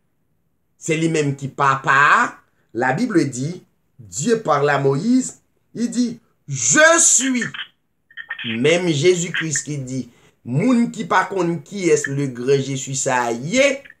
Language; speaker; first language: French; non-native, local second language; Haitian Creole